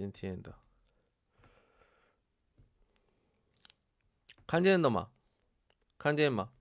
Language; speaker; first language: Chinese; non-native, learner; Korean